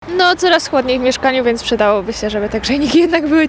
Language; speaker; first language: Polish; native; Polish